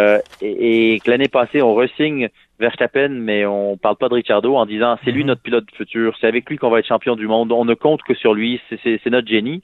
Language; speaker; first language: French; native; French